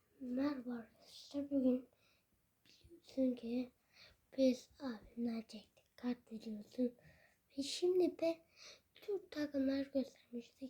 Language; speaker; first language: Turkish; early bilingual, heritage; Turkish